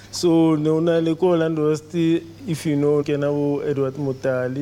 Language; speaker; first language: English; non-native, local second language; Southern Sotho